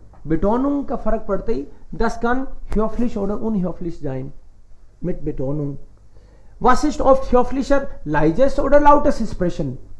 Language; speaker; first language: German; non-native, fluent; Hindi